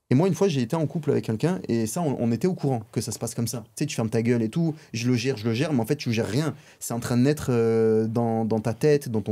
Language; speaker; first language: French; native; French